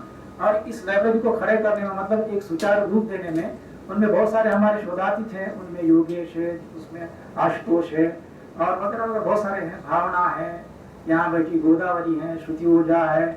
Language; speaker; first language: Hindi; native; Hindi